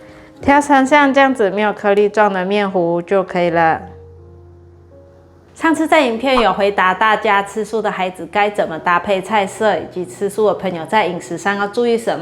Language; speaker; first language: Chinese; native; Chinese